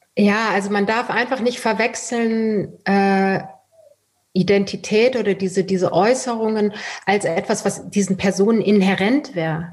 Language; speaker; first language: German; early bilingual, other home language; Persian